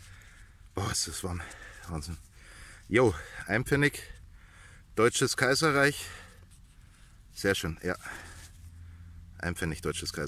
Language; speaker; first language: German; native; German